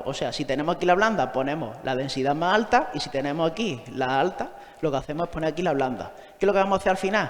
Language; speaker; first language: Spanish; native; Spanish